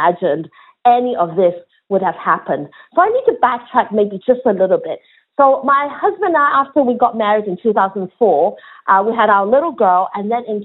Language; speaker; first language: English; non-native, local second language; Cantonese